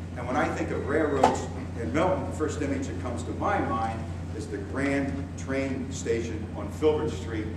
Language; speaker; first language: English; native; English